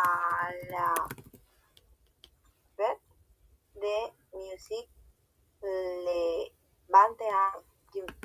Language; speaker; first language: French; non-native, learner; Spanish